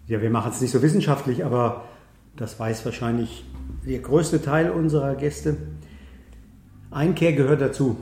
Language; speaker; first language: German; native; German